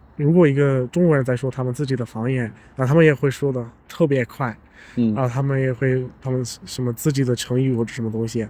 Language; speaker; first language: Chinese; non-native, fluent; English